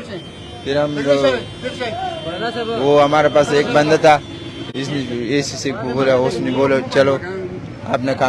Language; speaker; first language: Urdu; non-native, local second language; Pashto